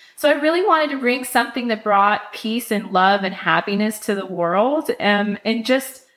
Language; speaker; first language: English; native; English